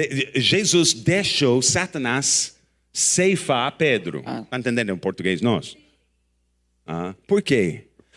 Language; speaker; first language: Portuguese; non-native, learner; English